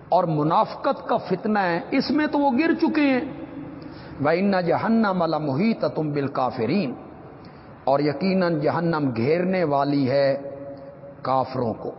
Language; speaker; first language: Urdu; non-native, local second language; Punjabi